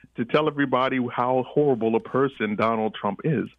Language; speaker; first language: English; early bilingual, other home language; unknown